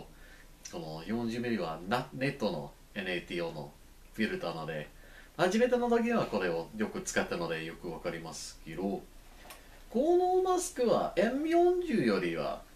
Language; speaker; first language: Japanese; non-native, learner; English